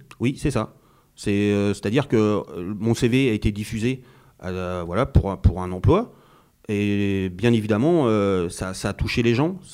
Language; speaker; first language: French; native; French